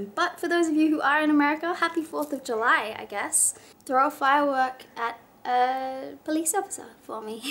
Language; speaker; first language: English; native; English